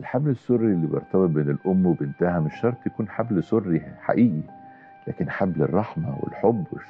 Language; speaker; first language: Arabic; native; Arabic